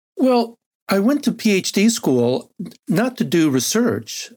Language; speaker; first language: English; non-native, fluent; Spanish